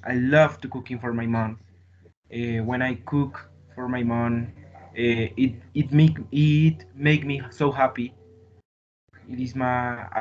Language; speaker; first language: English; non-native, learner; Spanish